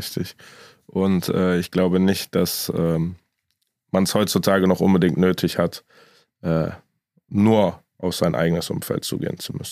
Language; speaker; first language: German; native; German